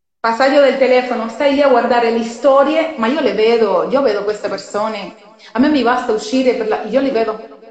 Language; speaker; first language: Italian; non-native, fluent; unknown